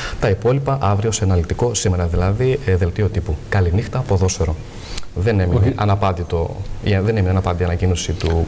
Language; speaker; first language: Greek; native; Greek